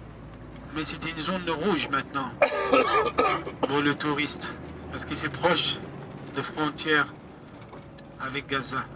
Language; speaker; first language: French; non-native, fluent; Arabic